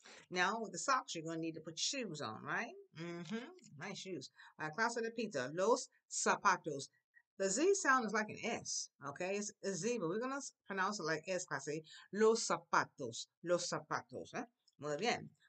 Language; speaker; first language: English; native; English